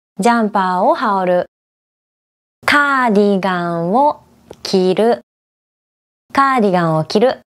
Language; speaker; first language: Japanese; native; Japanese